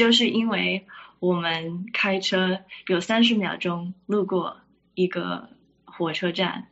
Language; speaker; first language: Chinese; early bilingual, heritage; Chinese